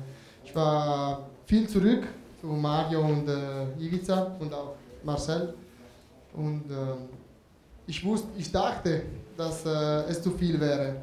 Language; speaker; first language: German; non-native, fluent; Italian